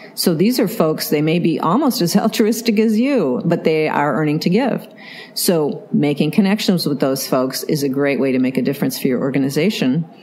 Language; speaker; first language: English; native; English